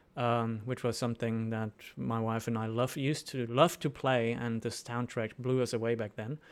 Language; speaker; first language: English; non-native, fluent; German